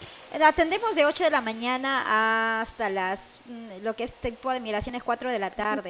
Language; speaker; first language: Spanish; native; Spanish